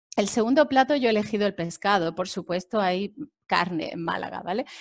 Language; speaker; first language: Spanish; native; Spanish